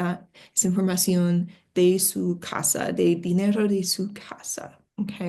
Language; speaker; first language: Spanish; non-native, fluent; English